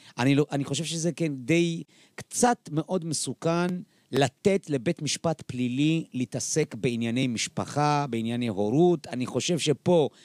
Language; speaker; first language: Hebrew; native; Hebrew